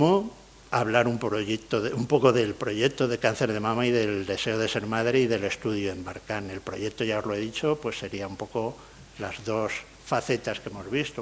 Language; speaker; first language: Spanish; native; Spanish